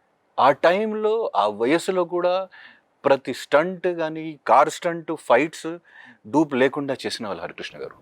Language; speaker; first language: Telugu; non-native, local second language; Hindi